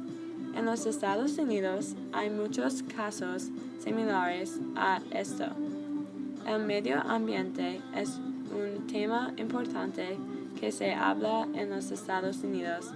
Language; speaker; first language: Spanish; non-native, learner; English